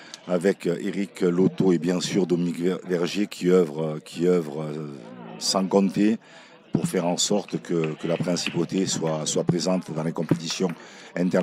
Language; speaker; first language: French; native; French